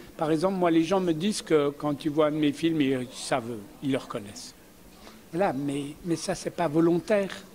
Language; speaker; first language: French; early bilingual, other home language; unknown